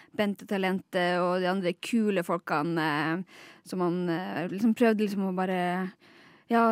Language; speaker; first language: Norwegian; native; Norwegian